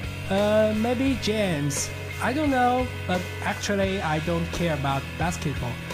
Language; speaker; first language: English; non-native, learner; Chinese